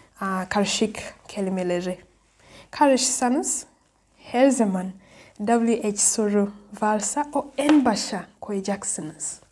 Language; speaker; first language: Turkish; non-native, fluent; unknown